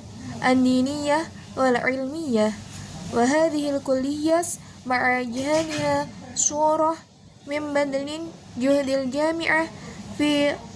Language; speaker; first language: Arabic; non-native, learner; Indonesian